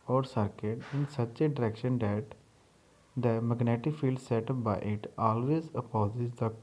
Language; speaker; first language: English; non-native, local second language; Punjabi